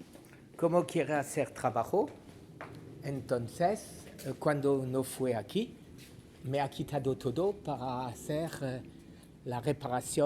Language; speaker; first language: Spanish; non-native, learner; French